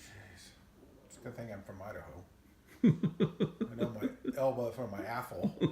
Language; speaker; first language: English; native; English